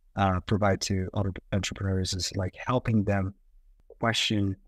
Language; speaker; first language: English; non-native, fluent; Portuguese